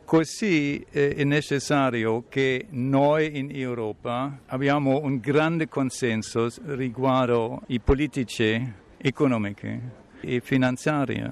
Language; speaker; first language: Italian; non-native, fluent; German